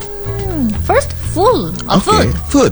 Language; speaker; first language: English; non-native, learner; Korean